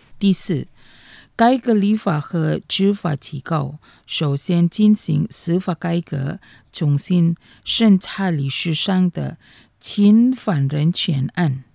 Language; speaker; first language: Chinese; non-native, fluent; Indonesian